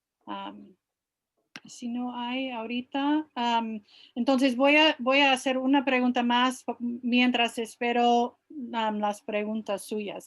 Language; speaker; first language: Spanish; non-native, fluent; English